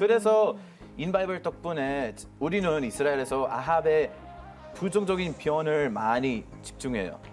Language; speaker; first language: Korean; non-native, learner; Hebrew